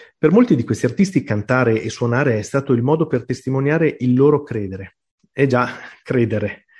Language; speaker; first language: Italian; native; Italian